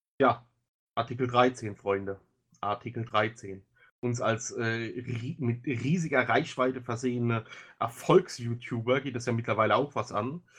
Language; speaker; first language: German; native; German